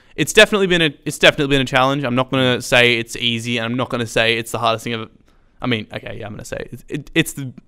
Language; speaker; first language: English; native; English